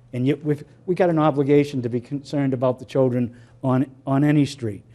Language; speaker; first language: English; native; English